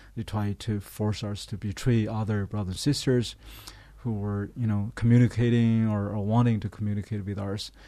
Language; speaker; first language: English; non-native, fluent; Chinese